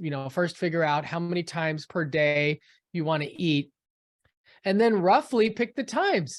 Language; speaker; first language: English; native; English